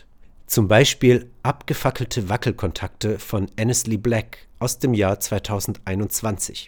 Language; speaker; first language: German; native; German